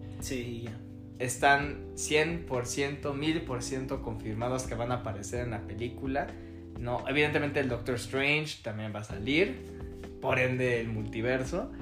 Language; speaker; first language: Spanish; native; Spanish